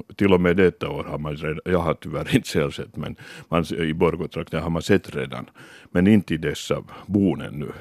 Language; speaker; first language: Swedish; non-native, local second language; Finnish